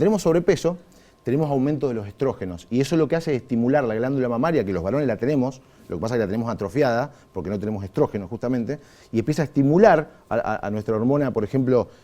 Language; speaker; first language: Spanish; native; Spanish